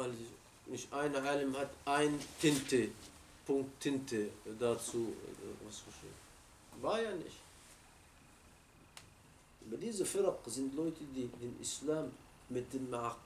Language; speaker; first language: German; non-native, learner; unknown